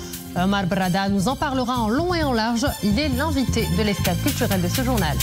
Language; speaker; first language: French; non-native, local second language; Arabic